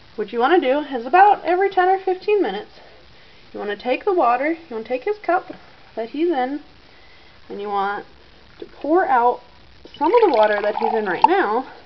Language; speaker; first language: English; native; English